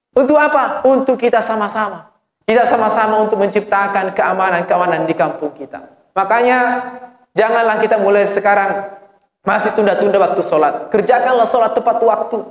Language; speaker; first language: Malay; non-native, local second language; Buginese